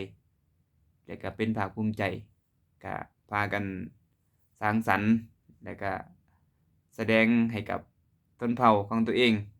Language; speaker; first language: Thai; non-native, local second language; Lao